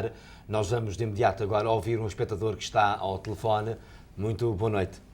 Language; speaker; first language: Portuguese; native; Portuguese